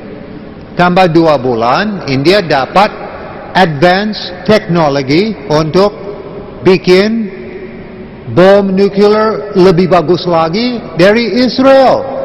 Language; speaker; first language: Indonesian; non-native, learner; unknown